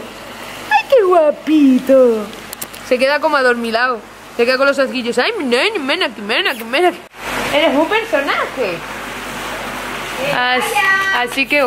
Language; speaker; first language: Spanish; native; Spanish